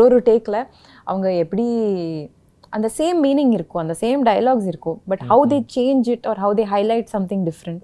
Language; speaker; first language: Tamil; non-native, local second language; Kannada